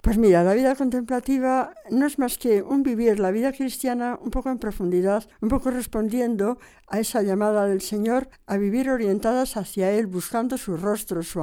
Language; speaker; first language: Spanish; native; Spanish